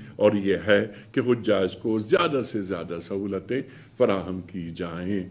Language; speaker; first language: Urdu; native; Urdu